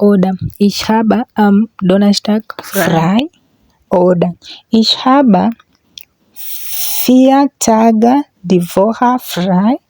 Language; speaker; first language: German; non-native, fluent; English